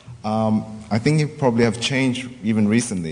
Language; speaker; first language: English; non-native, local second language; Min Nan Chinese